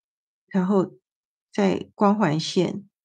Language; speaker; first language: Chinese; native; Chinese